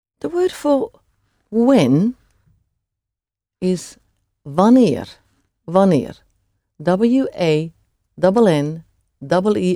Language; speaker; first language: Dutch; non-native, fluent; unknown